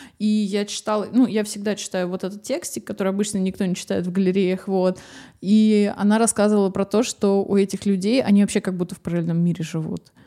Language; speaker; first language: Russian; native; Russian